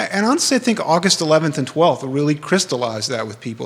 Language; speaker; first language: English; native; English